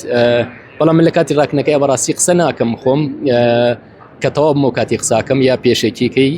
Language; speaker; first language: Central Kurdish; native; Central Kurdish